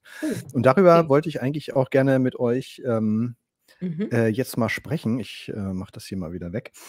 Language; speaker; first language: German; native; German